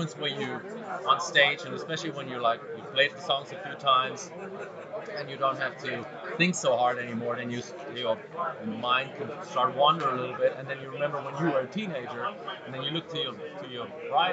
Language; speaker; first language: English; non-native, fluent; German